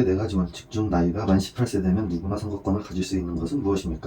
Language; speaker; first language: Korean; native; Korean